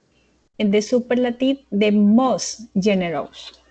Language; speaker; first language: English; non-native, learner; Spanish